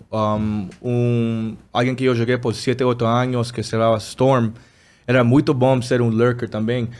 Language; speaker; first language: Portuguese; non-native, learner; Spanish